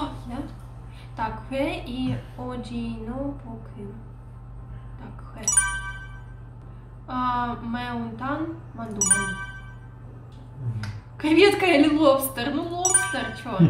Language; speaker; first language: Russian; native; Russian